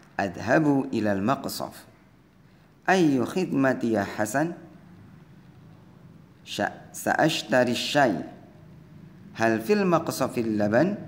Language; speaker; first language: Arabic; non-native, fluent; Indonesian